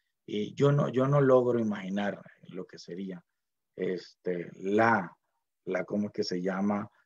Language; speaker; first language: Spanish; native; Spanish